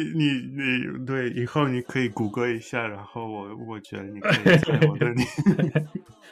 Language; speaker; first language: Chinese; early bilingual, heritage; Chinese